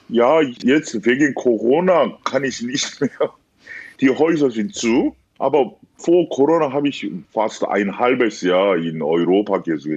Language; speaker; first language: German; non-native, fluent; Korean